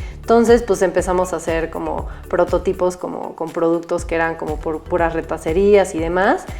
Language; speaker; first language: Spanish; native; Spanish